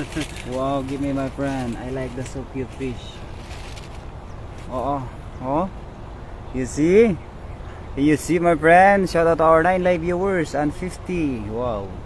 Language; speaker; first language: English; non-native, learner; Filipino